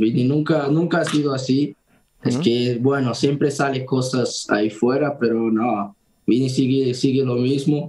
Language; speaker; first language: Spanish; non-native, fluent; Portuguese